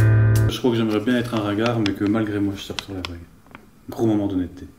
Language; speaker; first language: French; native; French